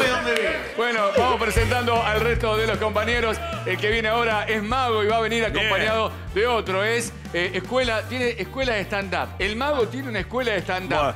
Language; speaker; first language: Spanish; native; Spanish